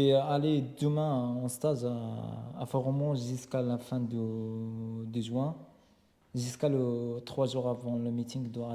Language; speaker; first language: French; non-native, learner; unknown